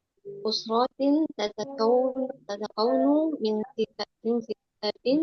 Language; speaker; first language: Arabic; non-native, learner; Indonesian